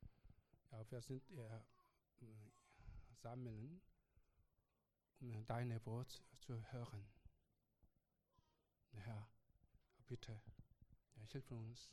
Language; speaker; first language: German; non-native, learner; Korean